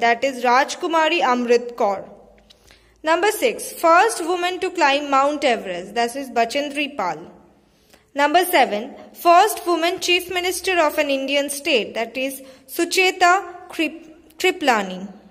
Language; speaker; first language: English; non-native, local second language; Bangla